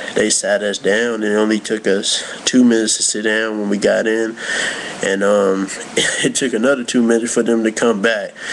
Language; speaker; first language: English; native; English